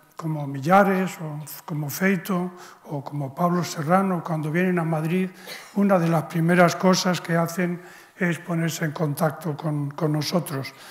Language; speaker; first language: Spanish; native; Spanish